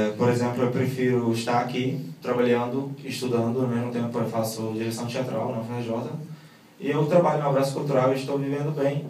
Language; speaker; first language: Portuguese; non-native, fluent; Arabic